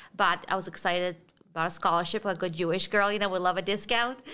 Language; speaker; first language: English; early bilingual, other home language; Russian